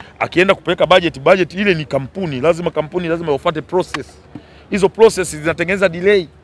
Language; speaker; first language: Swahili; native; Swahili